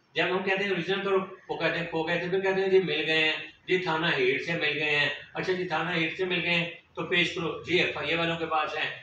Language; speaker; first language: Urdu; native; Urdu